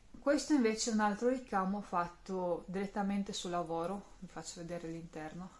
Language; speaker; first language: Italian; non-native, fluent; Romanian